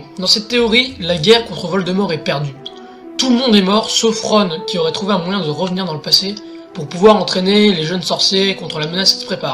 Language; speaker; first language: French; native; French